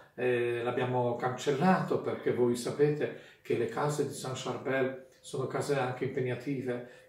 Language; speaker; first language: Italian; non-native, fluent; Polish